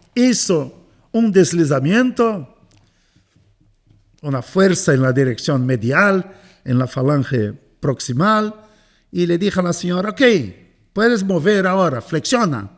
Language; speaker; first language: Spanish; non-native, fluent; Portuguese